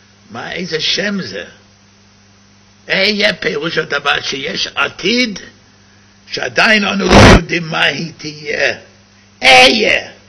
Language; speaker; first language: Hebrew; non-native, fluent; English